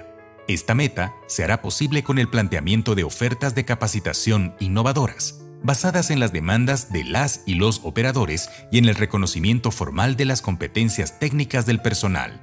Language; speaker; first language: Spanish; native; Spanish